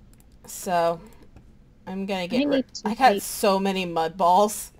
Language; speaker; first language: English; native; English